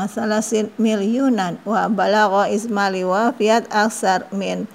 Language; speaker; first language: Arabic; non-native, fluent; Indonesian